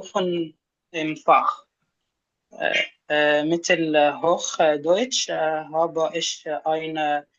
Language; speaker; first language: German; non-native, learner; Arabic